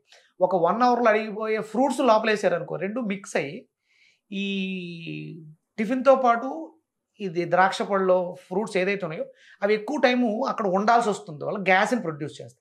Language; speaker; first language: Telugu; native; Telugu